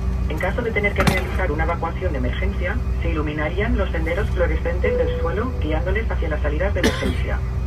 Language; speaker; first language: Spanish; native; Spanish